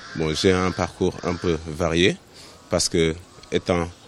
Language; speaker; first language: French; non-native, local second language; Wolof